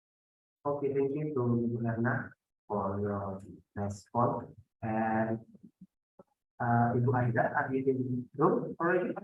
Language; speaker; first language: English; non-native, fluent; Indonesian